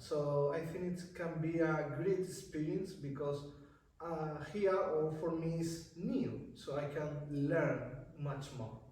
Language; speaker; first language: English; non-native, learner; Spanish